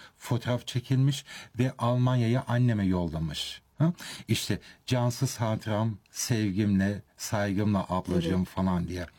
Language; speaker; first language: Turkish; early bilingual, heritage; Turkish